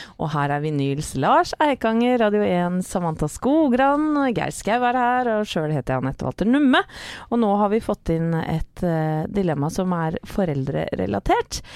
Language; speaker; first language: Norwegian; native; Norwegian